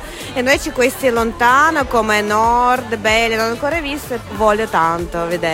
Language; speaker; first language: Italian; non-native, learner; Russian